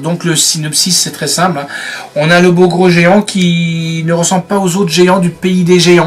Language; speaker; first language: French; native; French